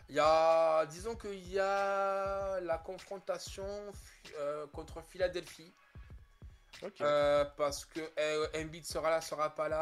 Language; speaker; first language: French; native; French